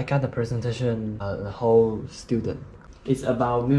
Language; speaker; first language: English; non-native, learner; Chinese